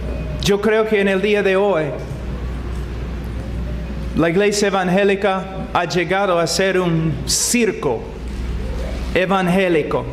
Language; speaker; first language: Spanish; non-native, fluent; English